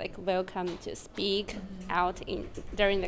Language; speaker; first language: English; non-native, fluent; Japanese